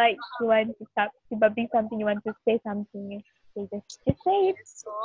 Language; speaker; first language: English; non-native, learner; Malay